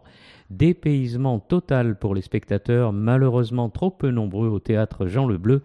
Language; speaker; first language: French; native; French